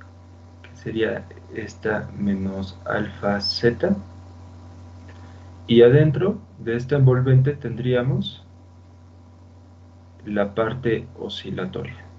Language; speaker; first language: Spanish; native; Spanish